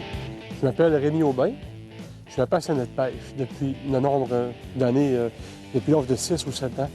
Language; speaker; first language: French; native; French